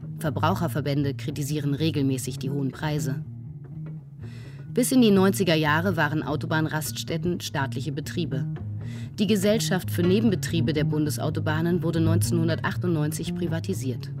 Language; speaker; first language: German; native; German